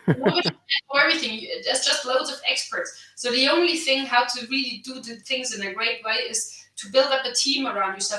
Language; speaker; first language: English; non-native, fluent; German